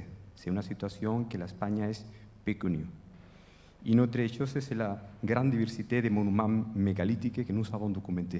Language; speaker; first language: French; non-native, fluent; Spanish